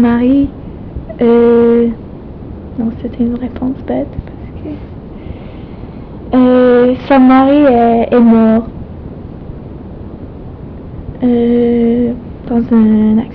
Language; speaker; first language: French; non-native, fluent; English